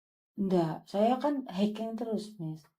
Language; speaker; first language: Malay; non-native, local second language; Javanese